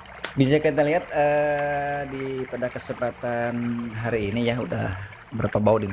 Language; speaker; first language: Indonesian; non-native, local second language; Sundanese